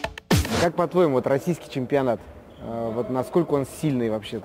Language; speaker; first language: Russian; native; Russian